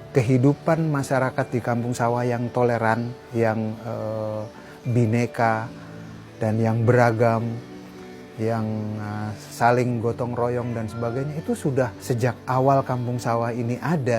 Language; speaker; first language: Indonesian; native; Indonesian